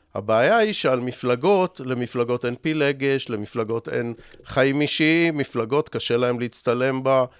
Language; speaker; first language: Hebrew; native; Hebrew